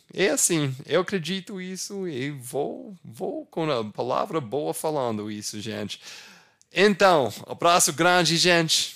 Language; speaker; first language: Portuguese; non-native, fluent; English